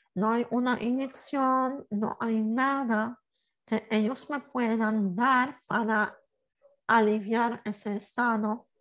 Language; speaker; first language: Spanish; non-native, fluent; Polish